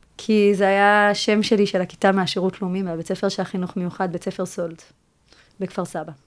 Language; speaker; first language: Hebrew; early bilingual, other home language; French